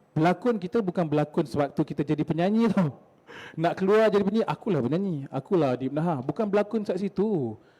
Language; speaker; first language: Malay; native; Malay